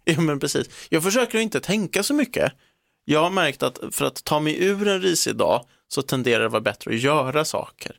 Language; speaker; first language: Swedish; native; Swedish